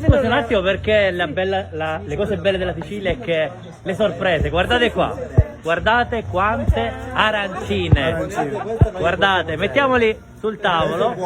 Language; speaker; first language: Italian; native; Italian